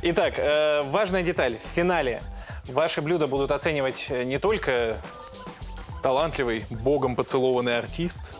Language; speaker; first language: Russian; native; Russian